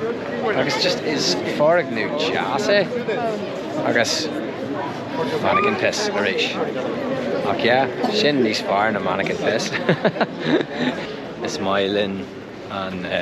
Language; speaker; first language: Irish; non-native, local second language; English